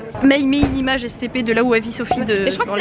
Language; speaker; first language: French; native; French